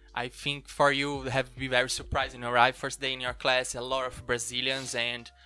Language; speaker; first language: English; non-native, learner; Portuguese